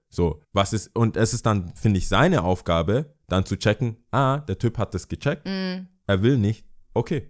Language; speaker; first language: German; native; German